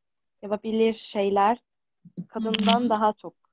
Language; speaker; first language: Turkish; non-native, learner; Arabic